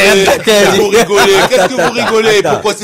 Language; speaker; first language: French; non-native, local second language; Arabic